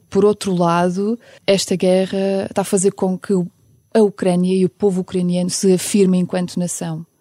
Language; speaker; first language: Portuguese; early bilingual, other home language; Ukrainian